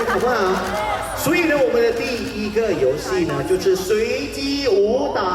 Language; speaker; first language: Chinese; non-native, fluent; Thai